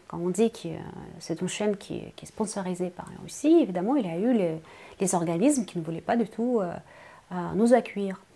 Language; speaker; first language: French; non-native, fluent; Russian